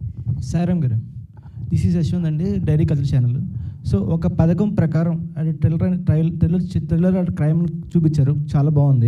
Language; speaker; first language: Telugu; non-native, local second language; Malayalam